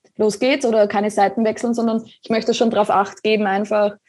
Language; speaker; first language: German; native; German